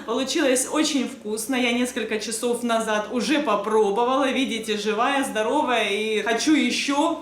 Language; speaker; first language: Russian; native; Russian